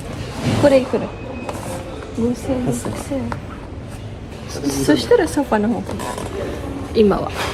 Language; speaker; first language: Japanese; non-native, fluent; Filipino